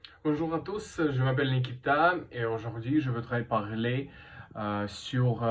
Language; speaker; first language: French; non-native, learner; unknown